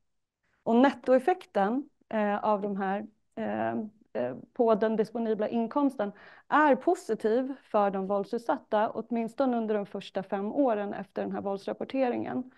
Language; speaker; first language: Swedish; native; Swedish